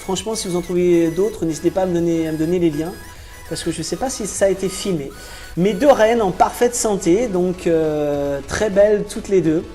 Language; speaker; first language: French; native; French